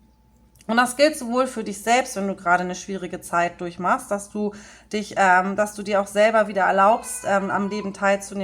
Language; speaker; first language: German; native; German